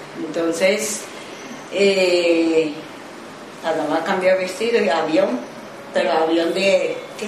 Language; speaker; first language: Spanish; non-native, learner; Japanese